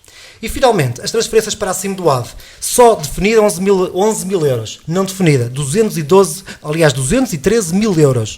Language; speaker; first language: Portuguese; native; Portuguese